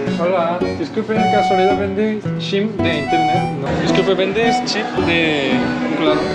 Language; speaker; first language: Spanish; non-native, learner; Korean